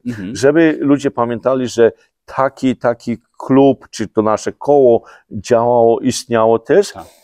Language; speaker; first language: Polish; native; Polish